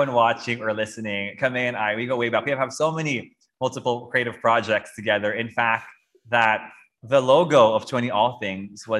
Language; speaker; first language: English; non-native, local second language; Filipino